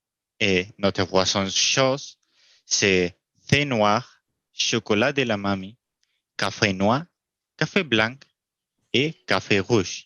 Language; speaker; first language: French; non-native, learner; Spanish